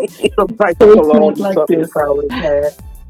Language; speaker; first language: English; non-native, fluent; Swiss German